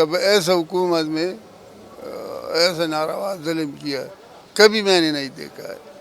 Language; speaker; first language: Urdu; non-native, local second language; Pashto